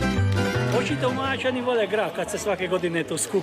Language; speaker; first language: Croatian; early bilingual, heritage; Croatian